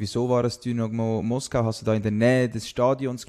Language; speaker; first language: German; native; German